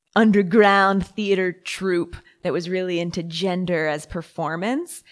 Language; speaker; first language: English; native; English